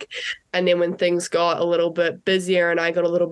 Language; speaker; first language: English; native; English